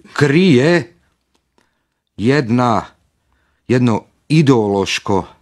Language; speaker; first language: Croatian; native; Croatian